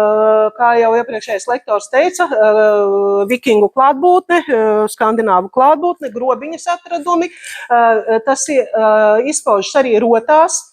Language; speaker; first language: Latvian; native; Latvian